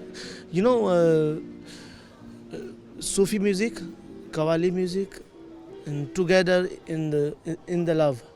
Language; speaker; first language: English; non-native, learner; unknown